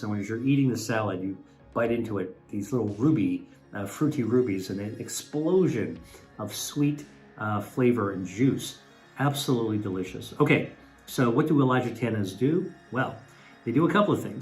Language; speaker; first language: English; native; English